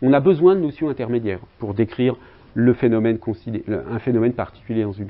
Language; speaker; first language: French; native; French